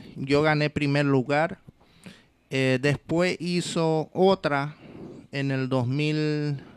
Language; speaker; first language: Spanish; early bilingual, heritage; English